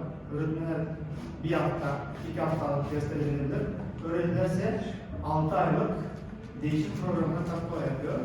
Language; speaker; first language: Turkish; non-native, learner; Kazakh